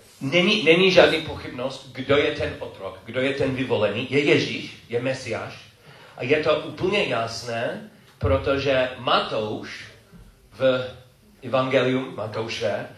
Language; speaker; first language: Czech; non-native, fluent; English